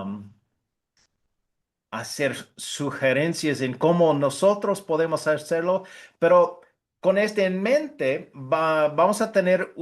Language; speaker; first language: Spanish; non-native, fluent; English